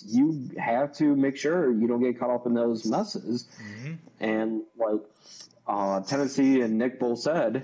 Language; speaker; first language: English; native; English